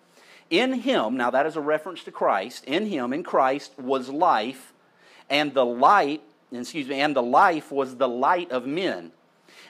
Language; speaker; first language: English; native; English